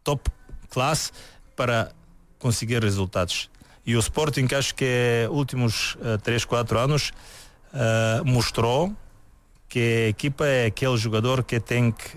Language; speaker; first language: Portuguese; non-native, learner; Bulgarian